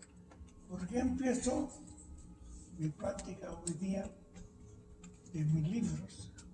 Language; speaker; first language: Spanish; early bilingual, heritage; Spanish